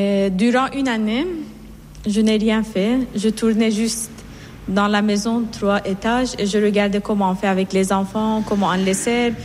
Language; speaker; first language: French; non-native, fluent; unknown